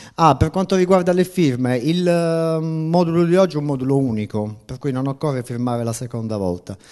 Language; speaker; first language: Italian; native; Italian